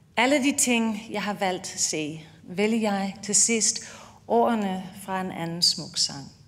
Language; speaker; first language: Danish; non-native, fluent; English